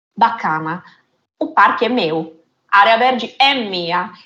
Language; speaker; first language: Portuguese; non-native, fluent; Italian